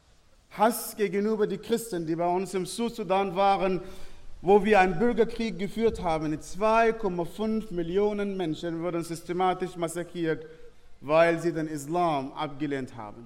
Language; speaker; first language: German; non-native, fluent; Arabic